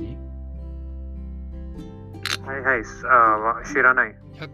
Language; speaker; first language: Japanese; non-native, learner; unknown